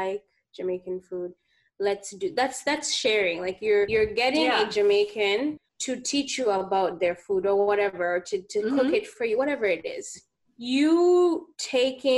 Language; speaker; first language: English; non-native, local second language; Ganda